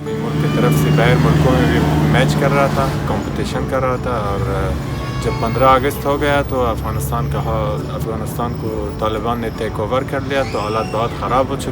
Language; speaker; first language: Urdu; non-native, learner; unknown